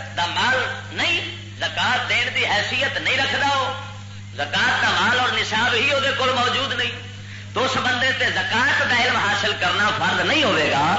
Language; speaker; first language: Urdu; non-native, local second language; Punjabi